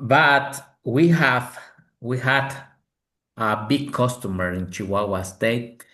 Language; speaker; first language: English; non-native, learner; Spanish